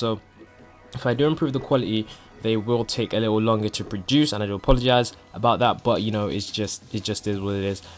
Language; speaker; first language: English; native; English